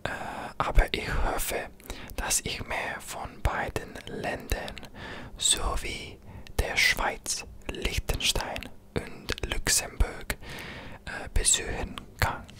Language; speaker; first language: German; non-native, learner; English